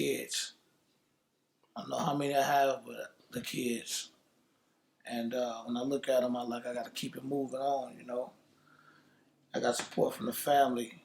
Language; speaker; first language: English; native; English